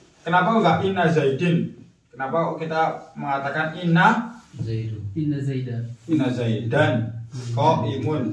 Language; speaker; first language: Indonesian; native; Indonesian